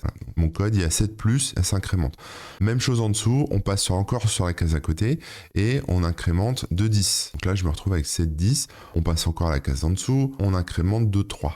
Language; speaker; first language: French; native; French